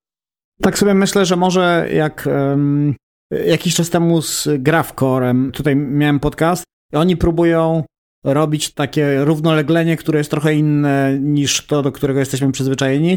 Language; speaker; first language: Polish; native; Polish